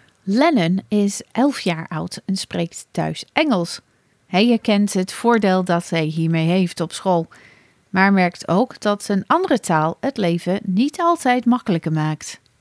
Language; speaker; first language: Dutch; non-native, fluent; English